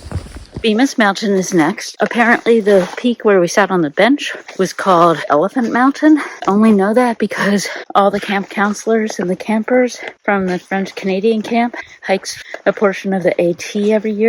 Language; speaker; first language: English; native; English